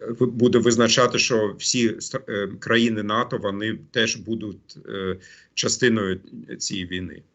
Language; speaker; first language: Ukrainian; non-native, fluent; German